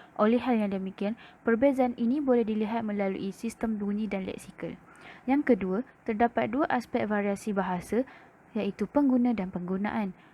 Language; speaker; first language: Malay; native; Malay